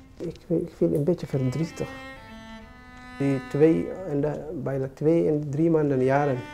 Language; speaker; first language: Dutch; non-native, learner; Tigrinya